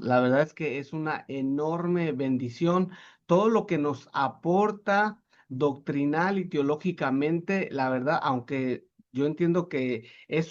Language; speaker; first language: Spanish; native; Spanish